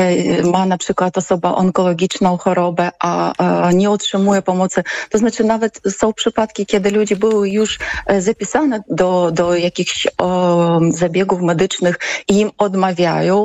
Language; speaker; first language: Polish; non-native, fluent; Ukrainian